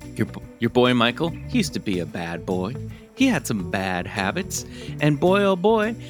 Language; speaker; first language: English; native; English